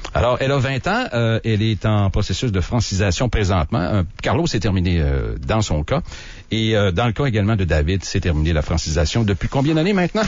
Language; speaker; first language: French; native; French